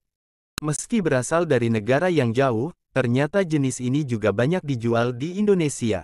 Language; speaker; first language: Indonesian; native; Indonesian